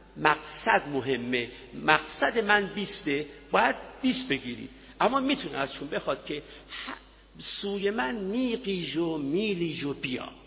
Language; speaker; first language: Persian; native; Persian